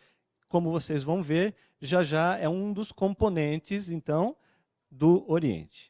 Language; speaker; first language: Portuguese; native; Portuguese